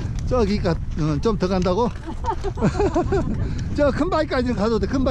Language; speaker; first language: Korean; native; Korean